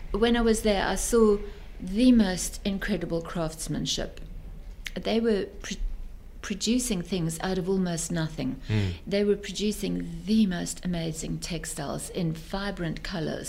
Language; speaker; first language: English; native; English